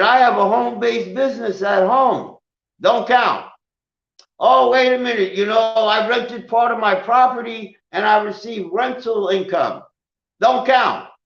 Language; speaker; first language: English; native; English